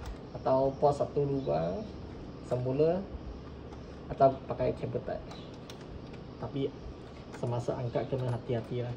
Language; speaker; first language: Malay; non-native, local second language; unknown